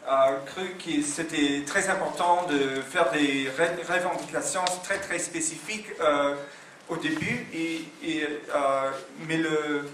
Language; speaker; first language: French; non-native, fluent; English